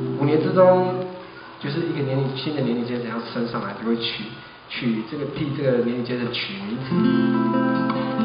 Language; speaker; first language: Chinese; non-native, local second language; Amis